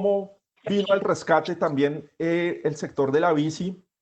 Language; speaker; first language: Spanish; native; Spanish